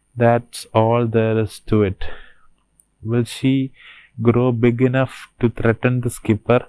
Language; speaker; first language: English; non-native, local second language; Malayalam